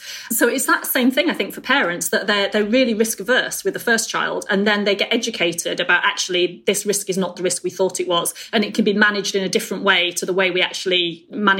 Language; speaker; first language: English; native; English